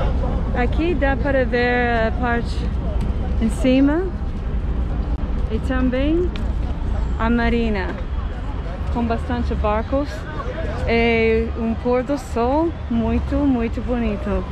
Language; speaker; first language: Portuguese; non-native, fluent; English